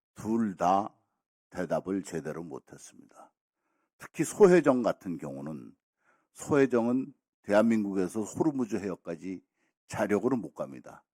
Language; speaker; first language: Korean; native; Korean